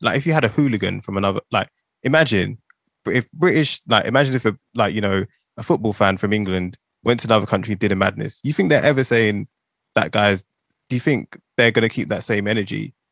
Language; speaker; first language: English; native; English